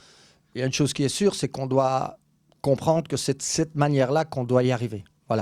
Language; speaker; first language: French; native; French